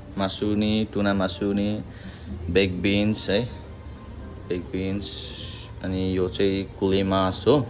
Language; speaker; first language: Nepali; native; Nepali